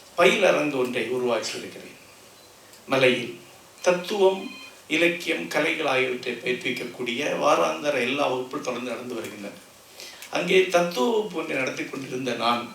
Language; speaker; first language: Tamil; non-native, local second language; Malayalam